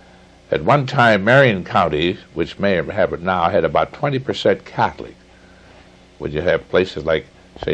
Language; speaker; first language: English; native; English